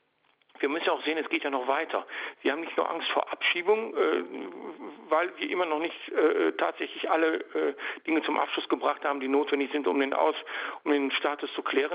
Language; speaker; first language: German; native; German